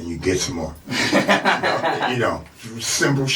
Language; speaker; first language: English; native; English